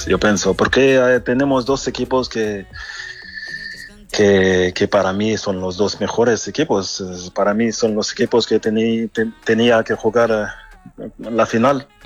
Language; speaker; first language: Spanish; non-native, fluent; French